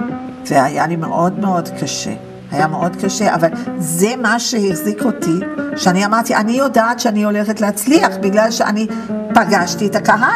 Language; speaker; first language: Hebrew; non-native, fluent; Spanish